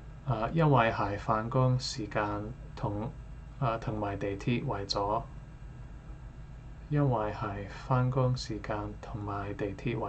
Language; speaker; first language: Cantonese; non-native, learner; English